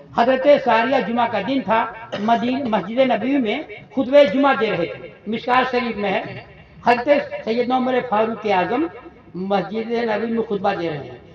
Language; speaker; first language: Urdu; native; Urdu